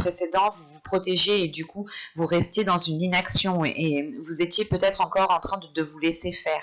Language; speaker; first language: French; native; French